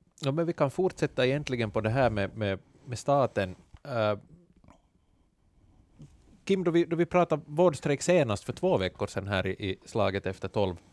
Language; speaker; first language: Swedish; native; Swedish